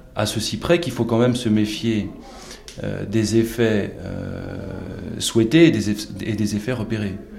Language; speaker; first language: French; native; French